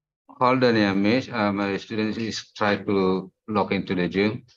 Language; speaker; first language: English; non-native, fluent; Indonesian